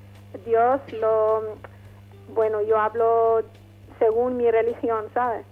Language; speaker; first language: Spanish; non-native, fluent; Arabic